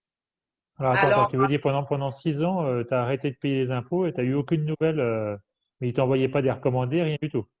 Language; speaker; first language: French; native; French